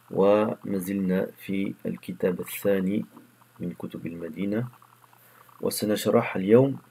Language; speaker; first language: Arabic; non-native, fluent; French